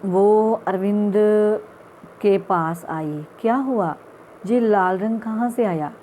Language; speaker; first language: Hindi; non-native, local second language; Punjabi